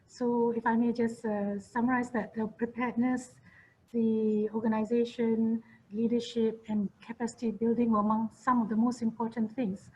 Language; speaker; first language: English; non-native, local second language; Malay